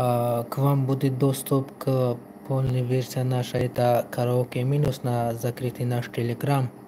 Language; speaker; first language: Russian; non-native, local second language; Tajik